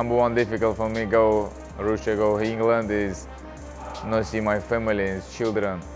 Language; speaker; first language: English; non-native, learner; Russian